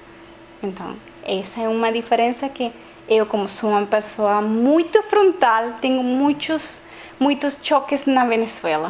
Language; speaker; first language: Portuguese; non-native, learner; Spanish